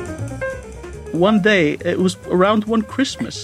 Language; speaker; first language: English; non-native, fluent; Icelandic